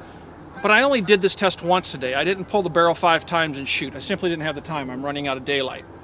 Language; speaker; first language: English; native; English